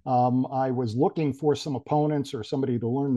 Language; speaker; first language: English; native; English